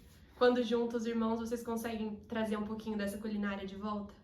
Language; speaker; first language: Portuguese; native; Portuguese